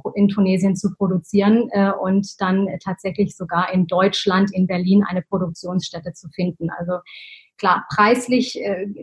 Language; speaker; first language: German; early bilingual, other home language; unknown